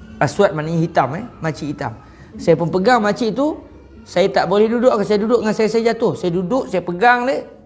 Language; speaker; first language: Malay; native; Malay